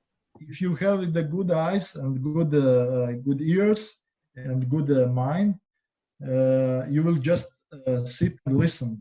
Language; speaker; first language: English; non-native, learner; Croatian